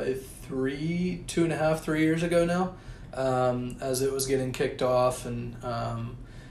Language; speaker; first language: English; native; English